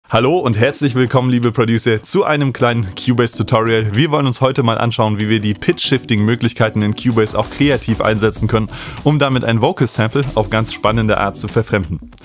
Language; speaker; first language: German; native; German